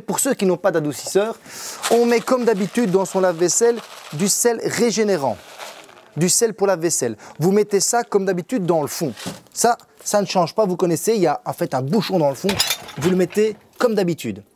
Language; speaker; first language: French; native; French